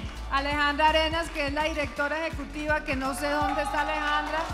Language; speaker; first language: Spanish; native; Spanish